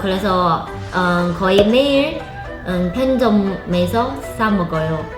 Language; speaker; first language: Korean; non-native, learner; Chinese